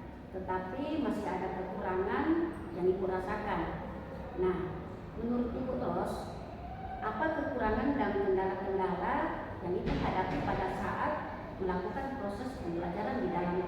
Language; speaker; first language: Indonesian; native; Indonesian